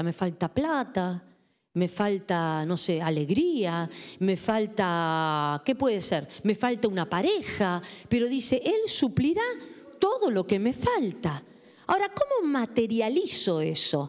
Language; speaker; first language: Spanish; native; Spanish